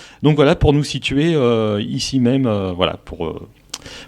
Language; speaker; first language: French; native; French